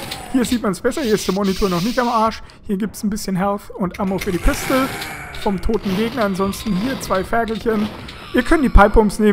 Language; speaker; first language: German; native; German